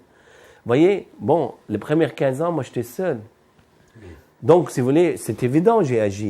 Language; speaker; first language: French; non-native, fluent; Arabic